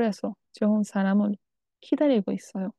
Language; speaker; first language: Korean; non-native, fluent; Bangla